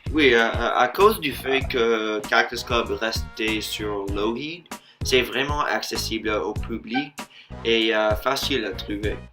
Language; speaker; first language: French; non-native, fluent; English